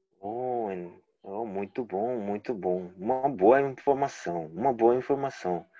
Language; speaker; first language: Portuguese; non-native, learner; Spanish